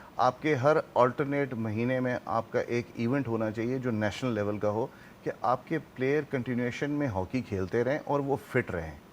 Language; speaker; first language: Urdu; native; Urdu